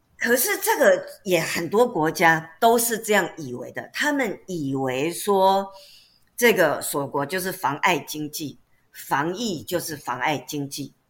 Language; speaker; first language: Chinese; native; Chinese